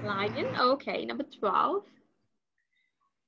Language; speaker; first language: English; non-native, learner; Vietnamese